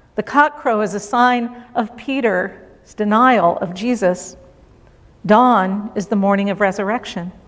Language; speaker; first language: English; native; English